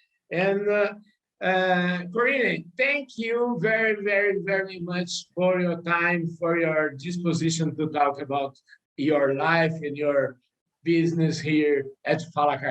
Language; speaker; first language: English; non-native, learner; Portuguese